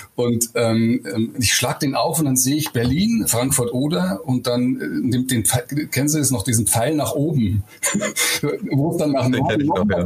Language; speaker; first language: German; native; German